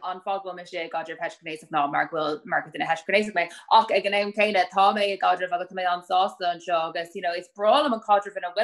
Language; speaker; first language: Irish; native; Irish